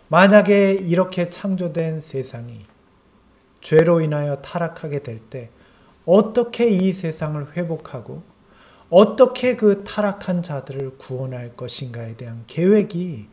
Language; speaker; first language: Korean; native; Korean